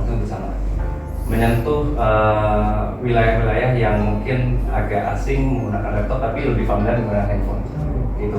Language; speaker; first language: Indonesian; native; Indonesian